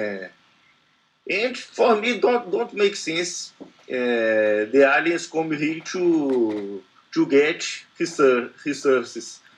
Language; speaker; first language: English; non-native, learner; Portuguese